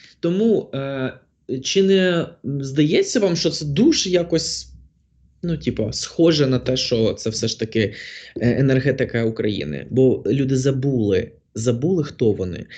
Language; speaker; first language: Ukrainian; non-native, local second language; Russian